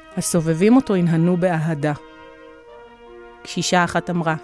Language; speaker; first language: Hebrew; native; Hebrew